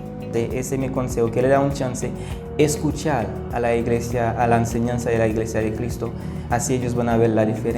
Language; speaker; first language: Spanish; non-native, learner; Haitian Creole